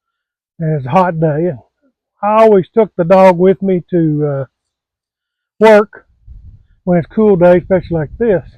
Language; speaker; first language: English; native; English